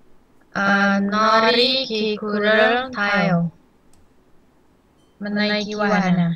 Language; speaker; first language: Korean; non-native, learner; Indonesian